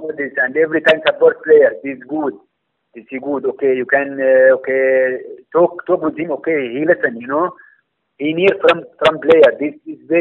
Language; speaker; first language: English; non-native, learner; Arabic